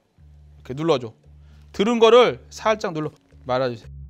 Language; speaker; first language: Korean; native; Korean